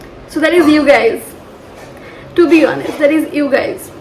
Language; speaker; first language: English; non-native, local second language; Bangla